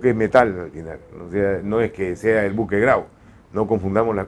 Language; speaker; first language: Spanish; native; Spanish